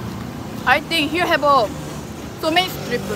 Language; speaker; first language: English; non-native, learner; Korean